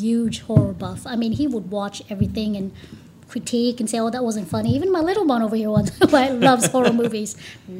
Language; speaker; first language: English; non-native, local second language; Cebuano